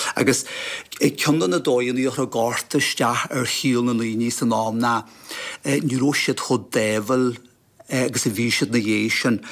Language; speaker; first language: Irish; native; Irish